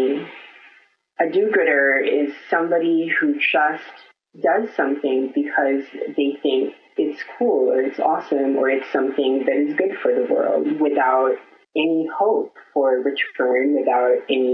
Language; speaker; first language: English; non-native, local second language; Filipino